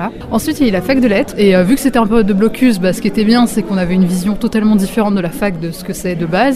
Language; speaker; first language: French; native; French